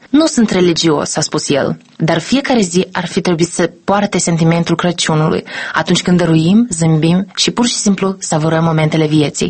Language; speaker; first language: Romanian; native; Romanian